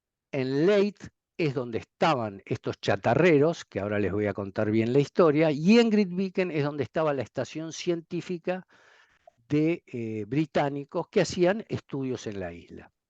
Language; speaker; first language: Spanish; native; Spanish